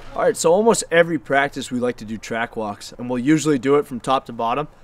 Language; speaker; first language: English; native; English